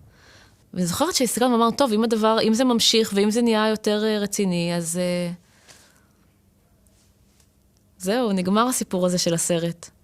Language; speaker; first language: Hebrew; native; Hebrew